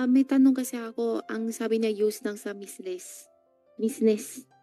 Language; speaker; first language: Filipino; non-native, learner; Chinese